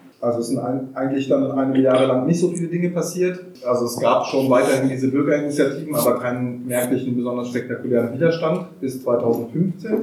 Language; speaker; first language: German; native; German